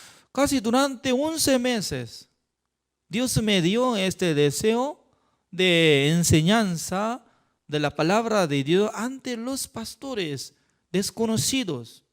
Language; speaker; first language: Spanish; non-native, fluent; Korean